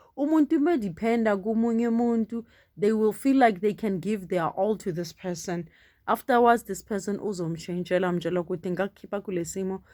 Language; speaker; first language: Zulu; non-native, local second language; Southern Sotho